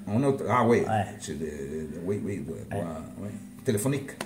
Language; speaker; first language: French; non-native, learner; Italian